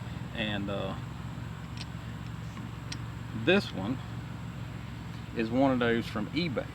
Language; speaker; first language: English; native; English